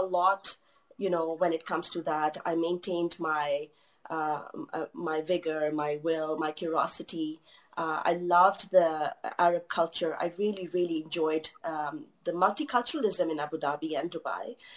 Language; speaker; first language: English; non-native, local second language; Urdu